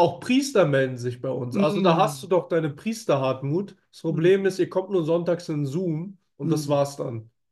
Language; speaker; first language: German; native; German